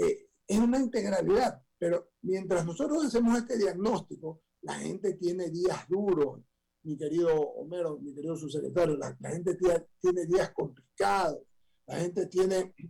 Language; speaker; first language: Spanish; native; Spanish